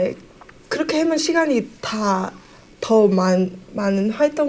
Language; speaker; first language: Korean; early bilingual, heritage; Korean